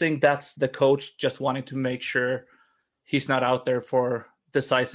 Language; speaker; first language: English; non-native, fluent; Swedish